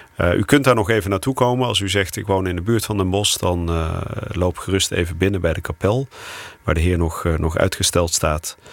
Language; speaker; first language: Dutch; native; Dutch